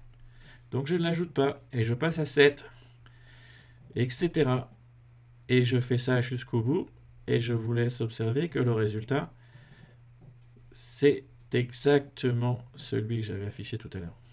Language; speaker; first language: French; native; French